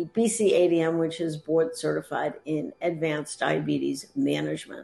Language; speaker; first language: English; native; English